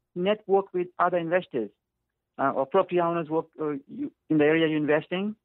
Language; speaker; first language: English; non-native, fluent; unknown